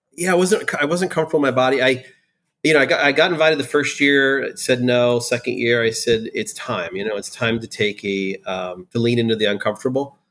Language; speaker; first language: English; native; English